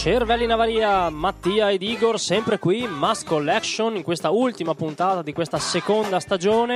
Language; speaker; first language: Italian; native; Italian